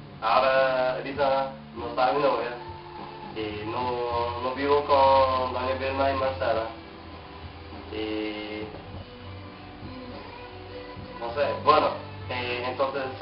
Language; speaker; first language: Spanish; non-native, learner; English